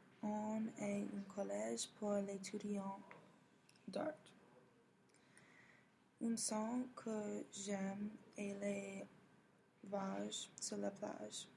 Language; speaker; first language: French; non-native, learner; English